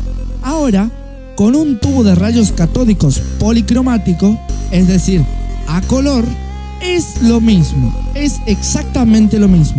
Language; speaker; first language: Spanish; native; Spanish